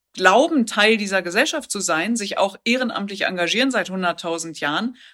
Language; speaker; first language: German; native; German